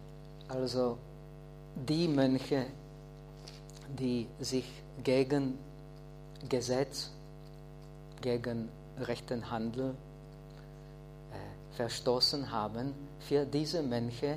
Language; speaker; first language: German; non-native, fluent; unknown